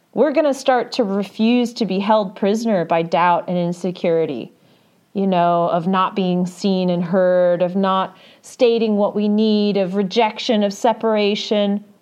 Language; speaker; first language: English; native; English